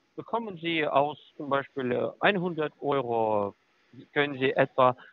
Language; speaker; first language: German; non-native, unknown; Russian